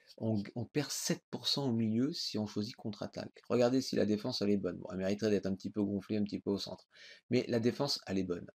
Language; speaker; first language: French; native; French